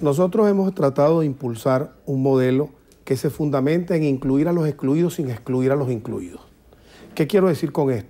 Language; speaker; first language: Spanish; native; Spanish